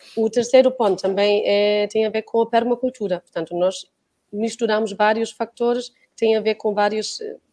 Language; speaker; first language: Portuguese; non-native, fluent; German